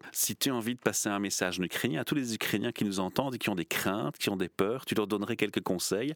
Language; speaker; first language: French; native; French